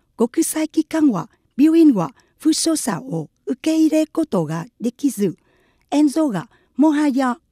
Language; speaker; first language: Japanese; non-native, fluent; Vietnamese